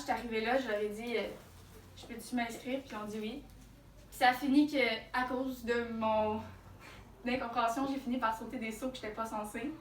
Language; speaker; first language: French; native; French